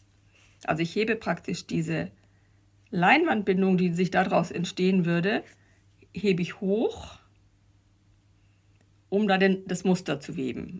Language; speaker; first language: German; native; German